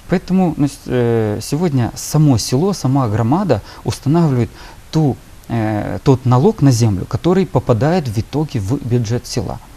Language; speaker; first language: Russian; native; Russian